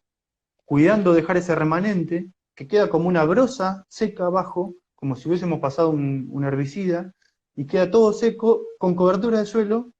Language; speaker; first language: Spanish; native; Spanish